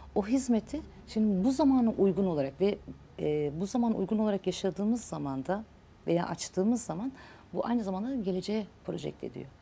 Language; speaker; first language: Turkish; native; Turkish